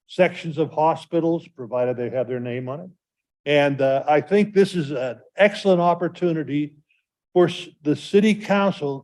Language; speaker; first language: English; native; English